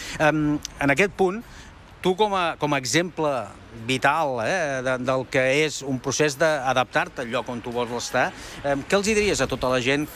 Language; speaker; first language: Catalan; native; Catalan